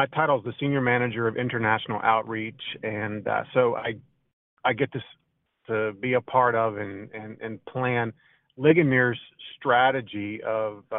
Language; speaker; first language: English; native; English